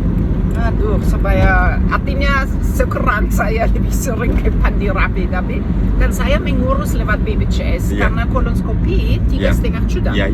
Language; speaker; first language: Indonesian; non-native, fluent; German